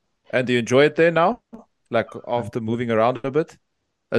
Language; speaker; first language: English; non-native, local second language; Afrikaans